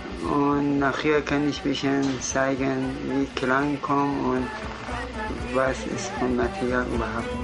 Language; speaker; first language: German; non-native, fluent; Kurdish